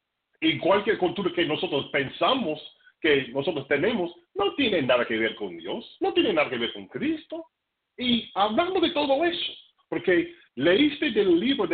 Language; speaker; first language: Spanish; non-native, fluent; English